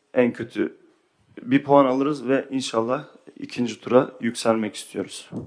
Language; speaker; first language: Turkish; early bilingual, heritage; Turkish